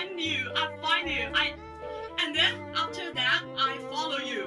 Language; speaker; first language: English; non-native, learner; Chinese